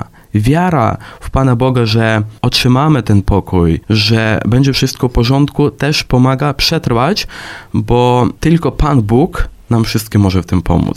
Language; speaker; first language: Polish; non-native, fluent; Ukrainian